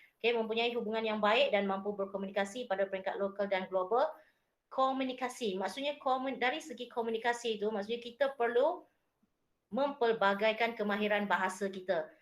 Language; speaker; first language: Malay; native; Malay